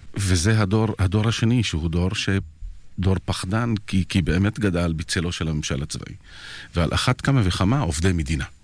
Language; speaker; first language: Hebrew; non-native, local second language; Arabic